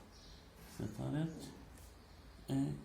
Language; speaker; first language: French; non-native, local second language; Arabic